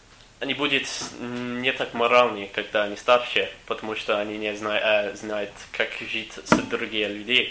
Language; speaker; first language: Russian; non-native, learner; English